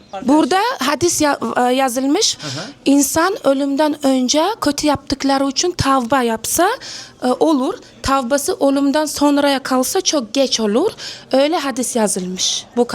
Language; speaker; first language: Turkish; non-native, learner; Uzbek